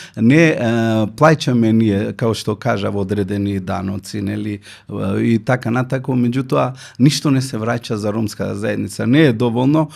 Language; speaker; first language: Macedonian; non-native, local second language; Romany